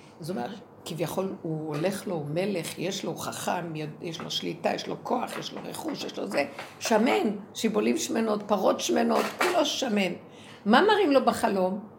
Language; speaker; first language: Hebrew; native; Hebrew